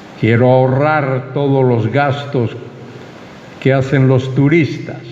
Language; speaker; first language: Spanish; native; Spanish